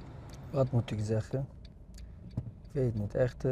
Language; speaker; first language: Dutch; non-native, learner; Turkish